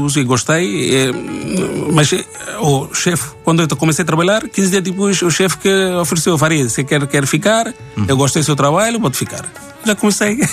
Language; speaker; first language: Portuguese; non-native, learner; Bangla